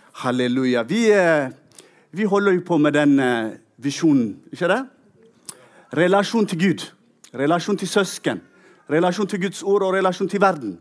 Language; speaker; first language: Norwegian; non-native, fluent; Tigrinya